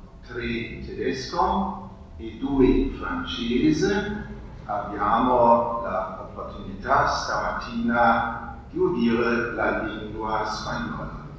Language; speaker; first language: Italian; non-native, fluent; German